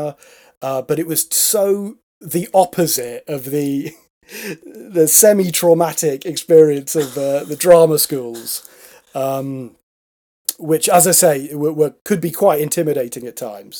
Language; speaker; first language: English; native; English